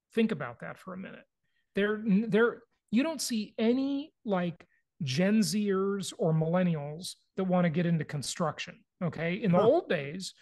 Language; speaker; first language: English; native; English